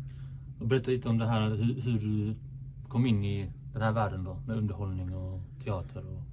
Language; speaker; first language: Swedish; native; Swedish